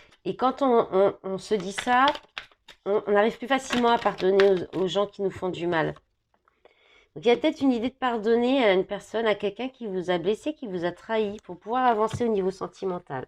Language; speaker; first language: French; native; French